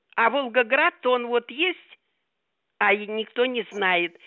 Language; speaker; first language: Russian; native; Russian